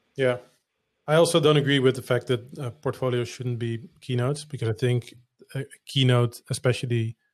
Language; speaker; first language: English; non-native, fluent; Dutch